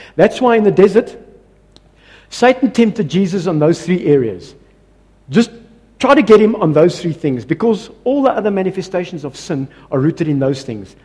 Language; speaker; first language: English; non-native, local second language; Afrikaans